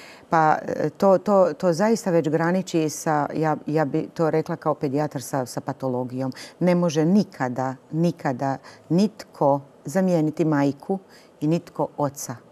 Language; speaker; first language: Serbian; native; Serbian